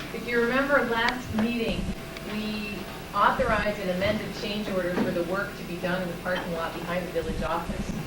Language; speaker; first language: English; native; English